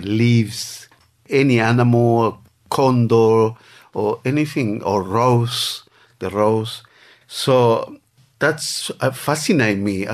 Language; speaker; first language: English; non-native, fluent; Spanish